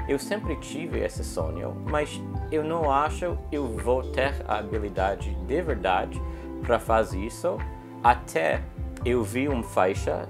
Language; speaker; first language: Portuguese; non-native, learner; English